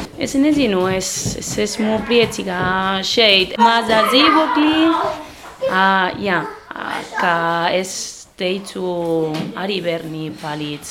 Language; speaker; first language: Latvian; non-native, learner; Spanish